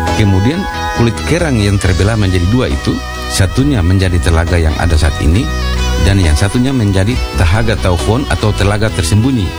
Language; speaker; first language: Indonesian; native; Indonesian